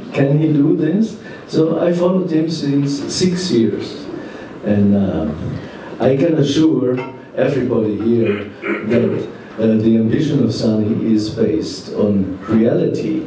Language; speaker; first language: English; non-native, fluent; German